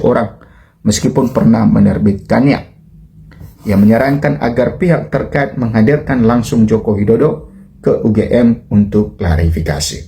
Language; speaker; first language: Indonesian; native; Indonesian